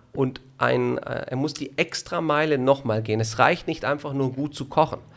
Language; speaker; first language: German; non-native, fluent; Italian